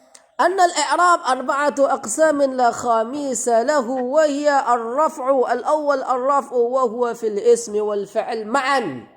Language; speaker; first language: Arabic; non-native, fluent; Indonesian